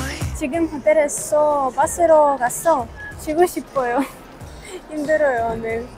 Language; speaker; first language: Korean; non-native, learner; Ukrainian